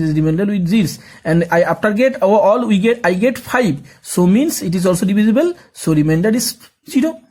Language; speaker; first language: English; non-native, local second language; Bangla